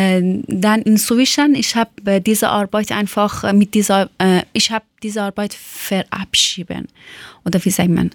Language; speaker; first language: German; non-native, learner; Persian